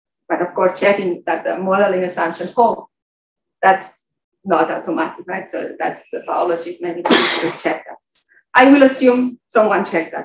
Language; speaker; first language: English; non-native, fluent; Catalan